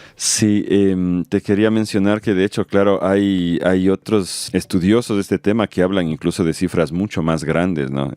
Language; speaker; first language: Spanish; native; Spanish